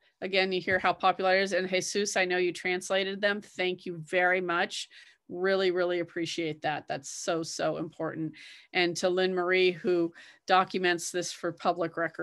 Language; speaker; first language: English; native; English